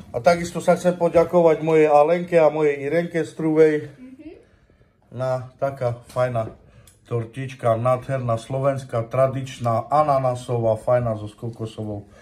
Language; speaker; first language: Slovak; native; Slovak